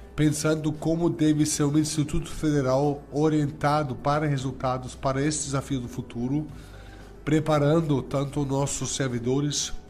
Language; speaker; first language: Portuguese; non-native, fluent; German